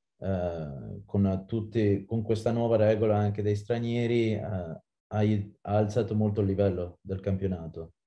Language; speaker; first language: Italian; non-native, fluent; French